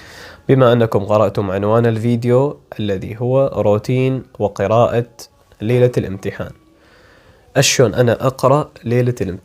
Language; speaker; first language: Arabic; native; Arabic